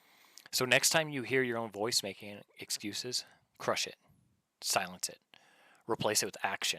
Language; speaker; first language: English; native; English